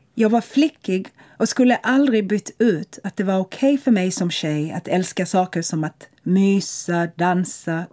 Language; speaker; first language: Swedish; non-native, fluent; English